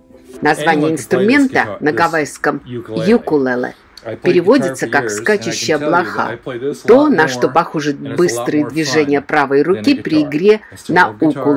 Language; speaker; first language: Russian; native; Russian